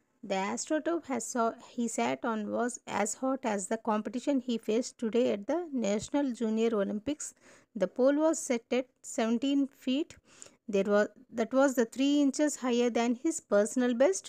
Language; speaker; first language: English; non-native, local second language; Telugu